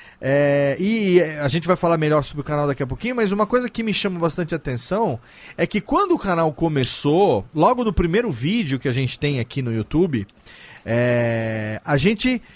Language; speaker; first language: Portuguese; native; Portuguese